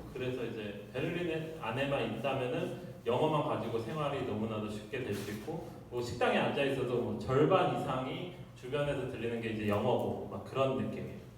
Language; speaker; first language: Korean; native; Korean